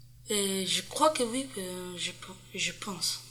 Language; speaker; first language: French; non-native, learner; Spanish